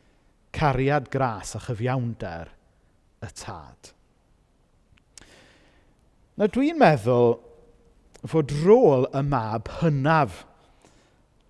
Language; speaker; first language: Welsh; native; Welsh